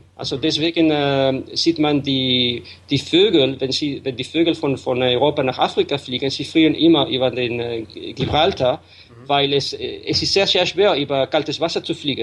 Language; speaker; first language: German; non-native, fluent; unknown